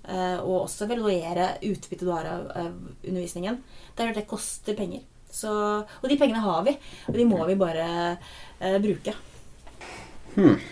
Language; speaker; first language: Norwegian; native; Norwegian